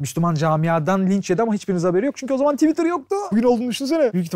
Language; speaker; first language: Turkish; native; Turkish